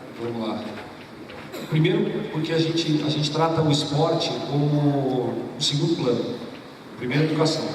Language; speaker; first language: Portuguese; native; Portuguese